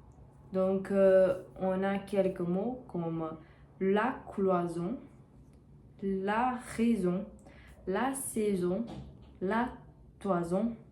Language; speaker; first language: French; non-native, learner; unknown